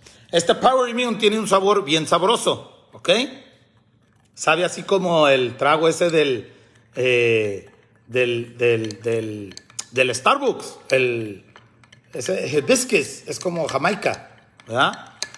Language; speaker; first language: Spanish; early bilingual, heritage; Spanish